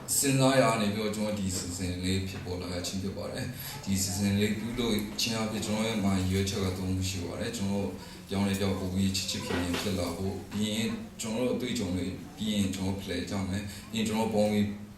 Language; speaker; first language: Burmese; non-native, local second language; Kachin